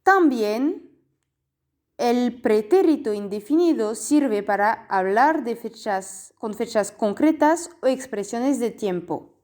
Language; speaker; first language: Spanish; non-native, fluent; French